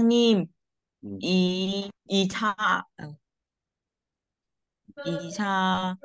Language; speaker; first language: Korean; non-native, learner; Vietnamese